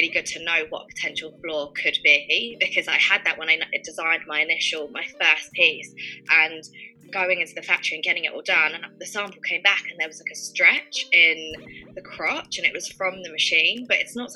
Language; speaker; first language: English; native; English